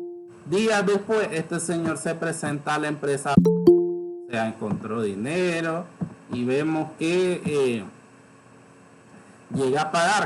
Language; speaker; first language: Spanish; native; Spanish